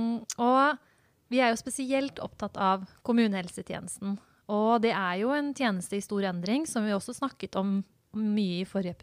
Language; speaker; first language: Norwegian; native; Norwegian